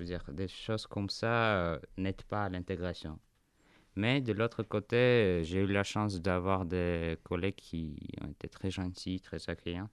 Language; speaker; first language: French; non-native, fluent; Armenian